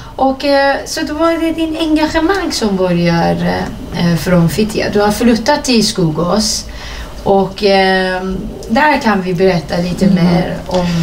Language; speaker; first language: Swedish; non-native, fluent; Persian